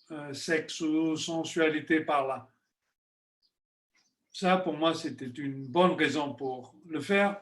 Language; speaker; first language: French; non-native, fluent; Spanish